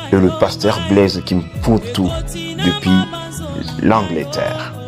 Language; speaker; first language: French; non-native, local second language; Lingala